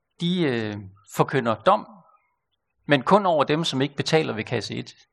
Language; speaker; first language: Danish; native; Danish